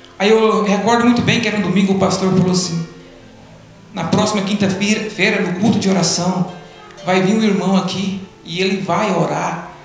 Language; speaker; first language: Portuguese; native; Portuguese